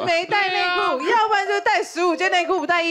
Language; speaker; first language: Chinese; native; Chinese